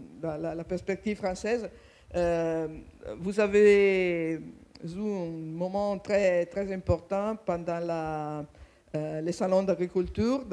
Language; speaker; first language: French; non-native, fluent; Italian